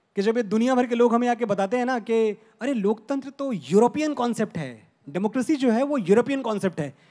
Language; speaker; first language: Hindi; native; Hindi